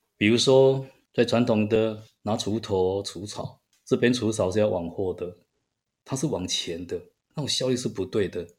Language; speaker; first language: Chinese; native; Chinese